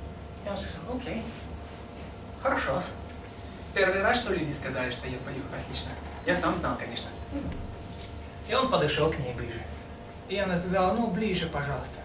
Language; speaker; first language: Russian; non-native, fluent; English